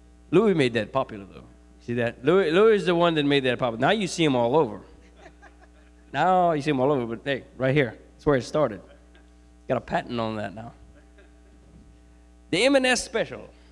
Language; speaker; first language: English; early bilingual, other home language; French